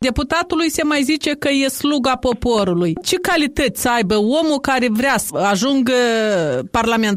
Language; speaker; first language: Romanian; native; Romanian